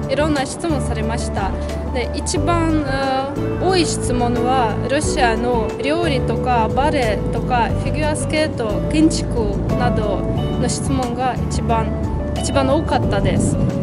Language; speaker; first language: Japanese; non-native, fluent; Russian